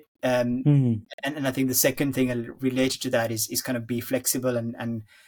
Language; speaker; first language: English; non-native, local second language; Sinhala